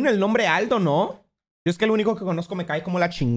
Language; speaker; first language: Spanish; native; Spanish